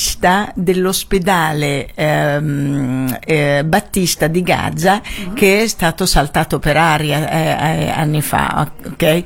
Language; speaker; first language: Italian; non-native, fluent; Arabic